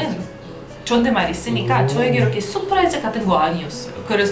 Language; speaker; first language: Korean; non-native, fluent; Russian